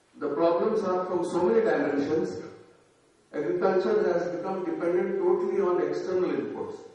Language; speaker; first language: English; non-native, local second language; Telugu